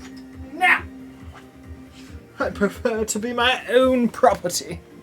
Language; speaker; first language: English; native; English